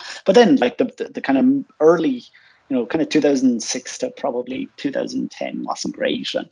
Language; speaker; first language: English; native; English